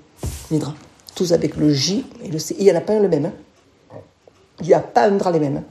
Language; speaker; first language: French; native; French